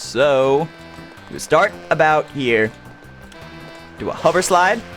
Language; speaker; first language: English; native; English